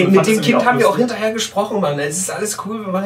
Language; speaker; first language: German; native; German